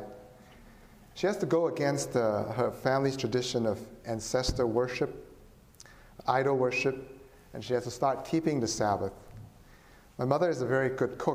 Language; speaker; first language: English; non-native, local second language; Chinese